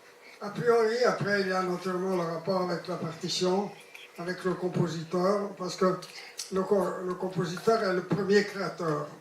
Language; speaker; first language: French; non-native, fluent; Italian